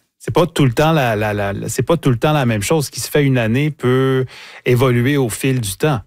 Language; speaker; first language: French; native; French